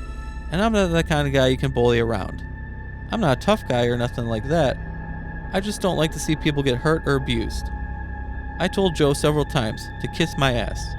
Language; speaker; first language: English; native; English